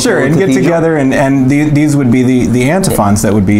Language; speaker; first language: English; native; English